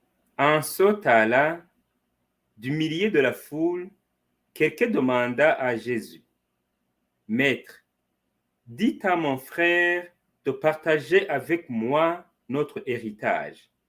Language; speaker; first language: French; non-native, fluent; Spanish